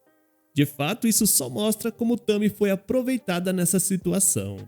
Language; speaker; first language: Portuguese; native; Portuguese